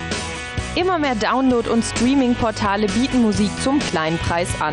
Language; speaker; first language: German; native; German